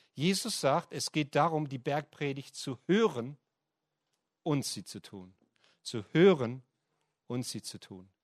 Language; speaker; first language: German; native; German